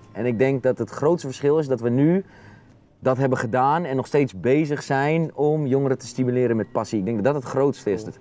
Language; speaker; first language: Dutch; native; Dutch